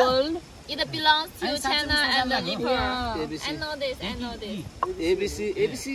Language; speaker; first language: English; non-native, learner; Chinese